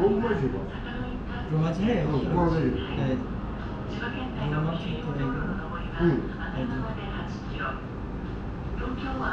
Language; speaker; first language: Japanese; non-native, learner; Nepali